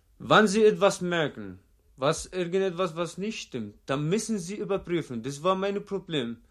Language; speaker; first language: German; non-native, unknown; Arabic